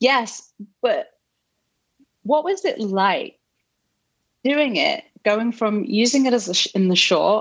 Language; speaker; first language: English; native; English